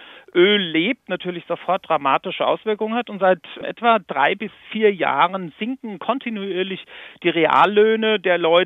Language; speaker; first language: German; native; German